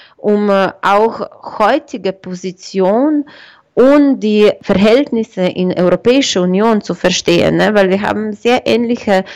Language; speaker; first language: German; non-native, fluent; Slovenian